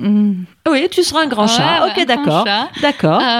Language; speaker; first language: French; native; French